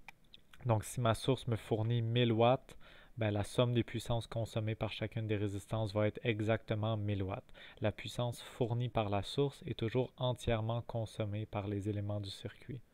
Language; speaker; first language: French; native; French